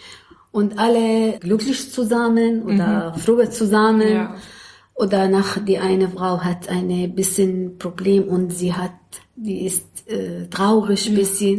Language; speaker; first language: German; non-native, learner; Arabic